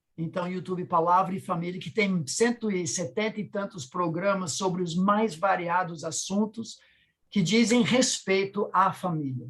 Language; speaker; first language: Portuguese; non-native, fluent; English